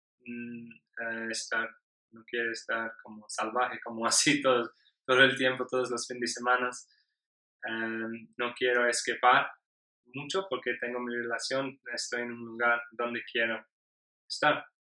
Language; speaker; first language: Spanish; non-native, learner; English